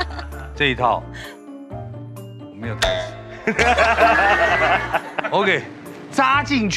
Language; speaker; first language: Chinese; native; Chinese